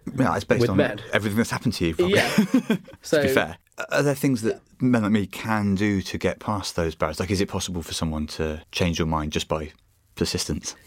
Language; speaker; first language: English; native; English